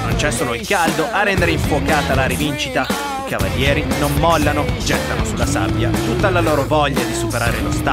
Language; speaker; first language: Italian; native; Italian